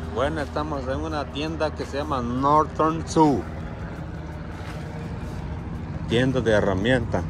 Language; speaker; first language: Spanish; native; Spanish